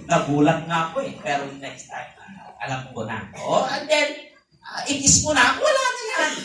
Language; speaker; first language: Filipino; non-native, local second language; Iloko